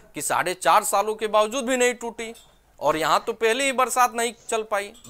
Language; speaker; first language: Hindi; native; Hindi